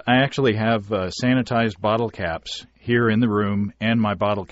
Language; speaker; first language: English; native; English